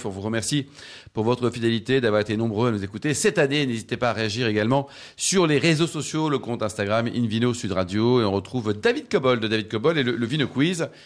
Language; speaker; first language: French; native; French